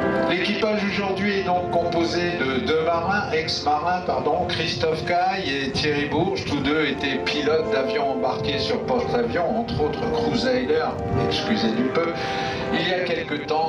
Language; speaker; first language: French; native; French